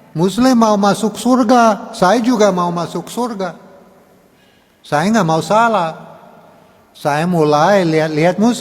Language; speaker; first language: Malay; non-native, learner; English